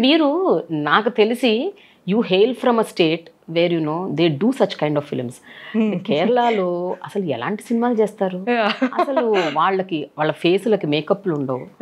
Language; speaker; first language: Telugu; native; Telugu